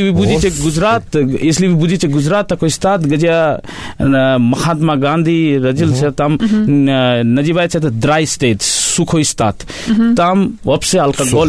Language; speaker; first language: Russian; non-native, learner; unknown